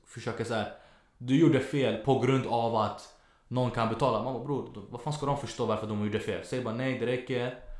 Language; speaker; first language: Swedish; early bilingual, other home language; Arabic